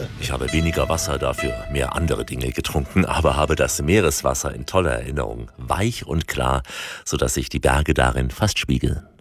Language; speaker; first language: German; native; German